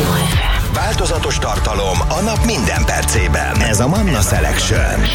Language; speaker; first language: Hungarian; native; Hungarian